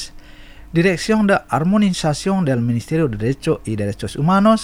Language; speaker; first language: Spanish; non-native, fluent; Indonesian